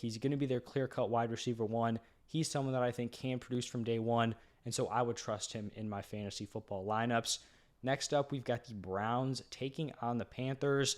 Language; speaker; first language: English; native; English